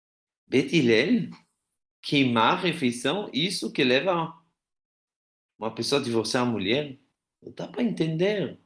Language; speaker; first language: Portuguese; non-native, fluent; Hebrew